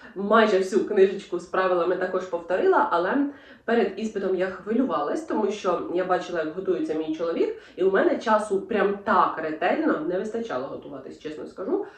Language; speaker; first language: Ukrainian; non-native, local second language; Russian